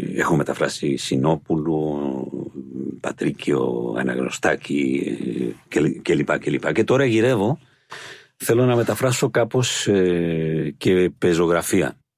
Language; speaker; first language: Greek; non-native, fluent; Spanish